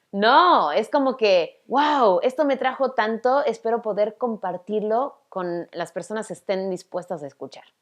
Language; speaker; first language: Spanish; early bilingual, other home language; English